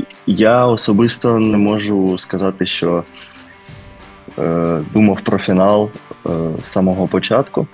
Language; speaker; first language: Ukrainian; early bilingual, heritage; Ukrainian